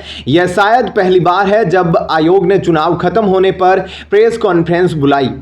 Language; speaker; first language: Hindi; native; Hindi